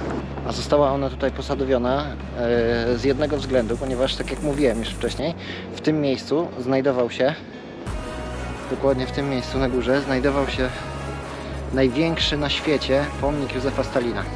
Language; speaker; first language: Polish; native; Polish